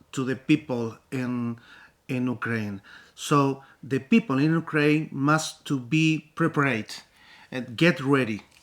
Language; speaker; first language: English; non-native, learner; Spanish